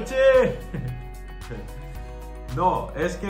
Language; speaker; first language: Spanish; non-native, learner; Croatian